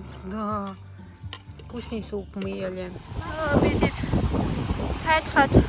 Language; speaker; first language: Russian; non-native, fluent; Mongolian